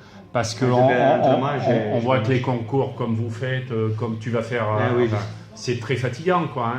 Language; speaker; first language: French; native; French